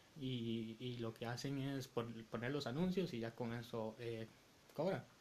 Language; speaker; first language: Spanish; native; Spanish